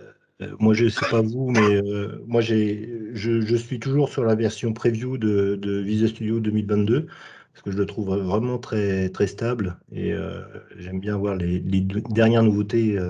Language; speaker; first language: French; native; French